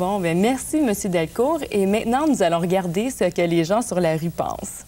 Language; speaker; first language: French; native; French